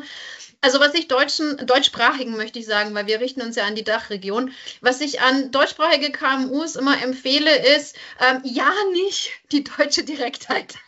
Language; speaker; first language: German; native; German